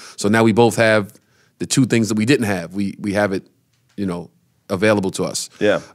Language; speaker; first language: English; native; English